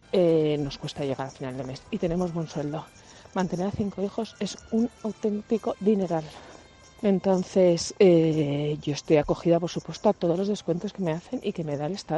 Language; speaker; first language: Spanish; native; Spanish